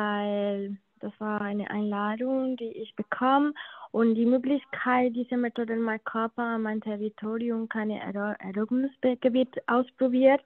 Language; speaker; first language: German; non-native, learner; Spanish